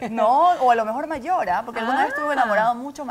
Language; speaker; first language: Spanish; native; Spanish